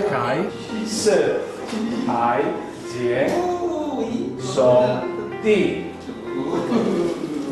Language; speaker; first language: Chinese; non-native, learner; Italian